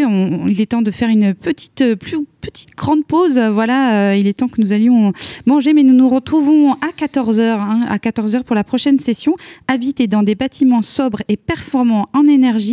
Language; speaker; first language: French; native; French